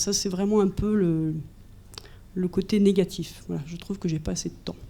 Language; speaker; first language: French; native; French